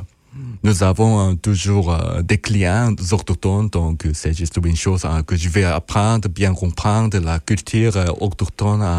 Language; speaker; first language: French; non-native, fluent; Korean